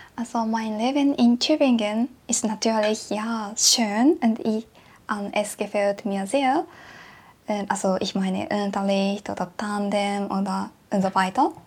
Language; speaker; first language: German; non-native, learner; Japanese